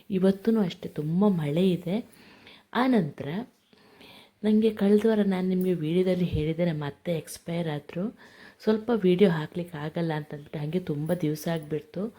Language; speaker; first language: Kannada; non-native, local second language; Tulu